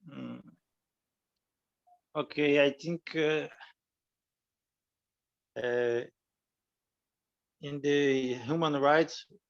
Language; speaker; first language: English; non-native, learner; Portuguese